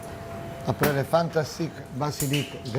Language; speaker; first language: French; non-native, fluent; Italian